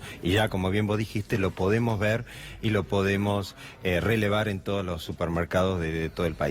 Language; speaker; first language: Spanish; native; Spanish